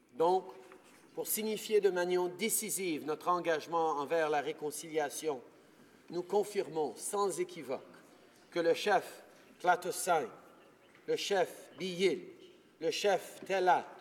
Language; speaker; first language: French; early bilingual, heritage; French